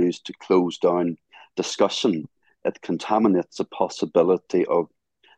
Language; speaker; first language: English; native; English